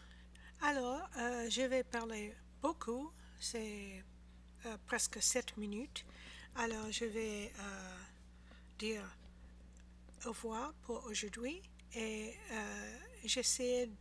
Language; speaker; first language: French; non-native, learner; English